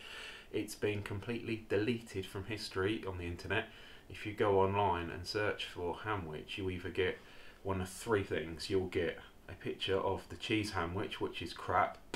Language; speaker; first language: English; native; English